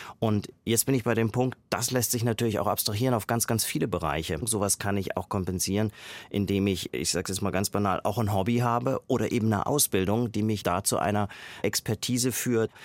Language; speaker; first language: German; native; German